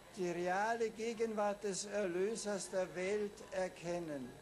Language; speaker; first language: German; native; German